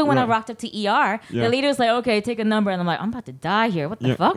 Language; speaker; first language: English; non-native, local second language; Cantonese